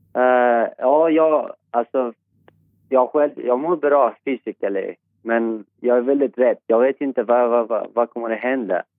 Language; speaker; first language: Swedish; non-native, fluent; Persian